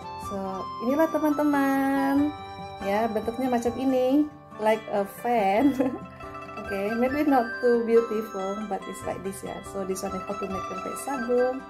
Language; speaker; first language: English; non-native, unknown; Indonesian